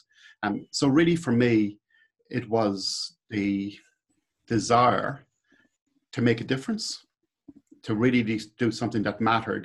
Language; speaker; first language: English; native; English